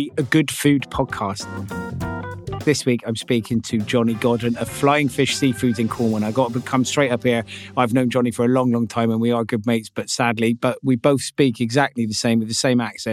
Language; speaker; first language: English; native; English